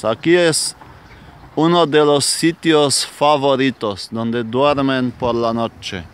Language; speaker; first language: Spanish; non-native, fluent; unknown